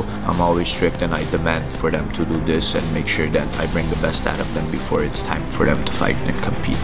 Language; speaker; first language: English; early bilingual, other home language; Armenian